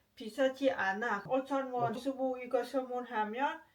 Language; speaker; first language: Korean; non-native, learner; Lao